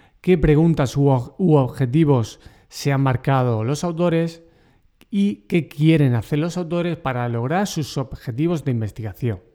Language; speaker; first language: Spanish; native; Spanish